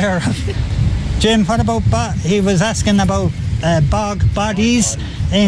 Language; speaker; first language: English; native; English